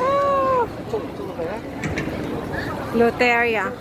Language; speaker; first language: English; non-native, local second language; Filipino